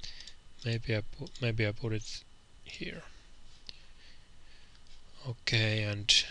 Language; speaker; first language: English; non-native, fluent; Finnish